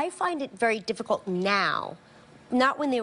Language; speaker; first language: English; native; English